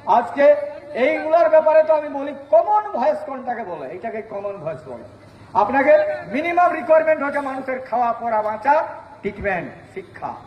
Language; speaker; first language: Bangla; native; Bangla